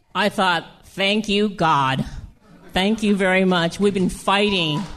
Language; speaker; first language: English; early bilingual, other home language; Lao